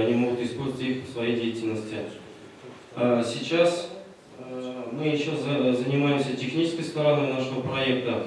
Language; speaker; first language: Russian; non-native, local second language; Tatar